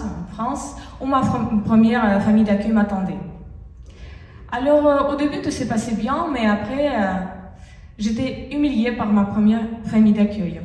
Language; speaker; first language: French; non-native, fluent; Russian